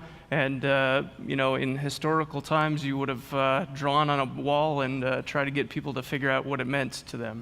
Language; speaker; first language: English; native; English